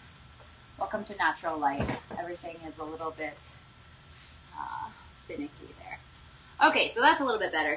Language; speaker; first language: English; native; English